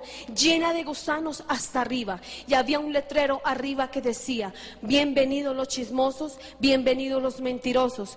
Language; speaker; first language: Spanish; native; Spanish